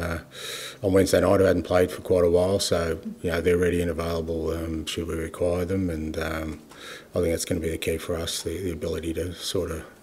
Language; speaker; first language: English; native; English